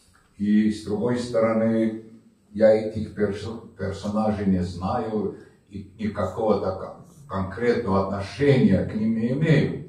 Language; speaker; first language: Russian; native; Russian